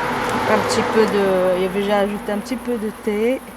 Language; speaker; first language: French; non-native, fluent; Arabic